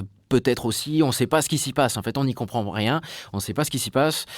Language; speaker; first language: French; native; French